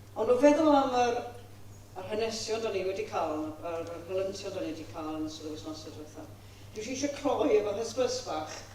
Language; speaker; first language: Welsh; non-native, fluent; English